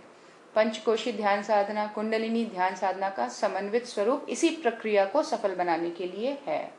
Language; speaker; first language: Hindi; native; Hindi